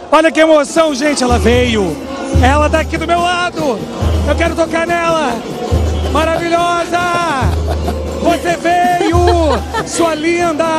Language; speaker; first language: Portuguese; native; Portuguese